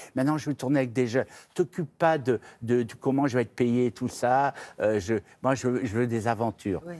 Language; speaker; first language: French; native; French